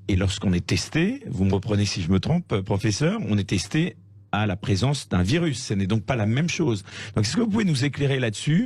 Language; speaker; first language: French; native; French